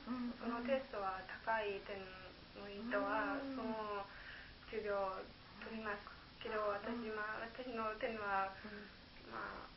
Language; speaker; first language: Japanese; non-native, learner; German